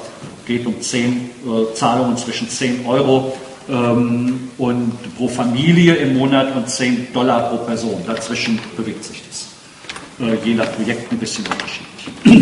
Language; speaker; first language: German; native; German